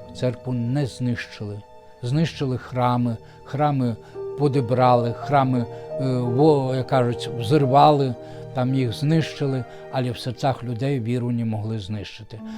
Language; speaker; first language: Ukrainian; non-native, fluent; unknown